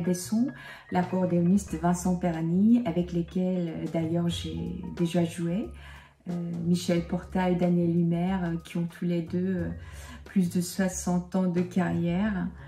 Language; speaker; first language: French; non-native, fluent; Korean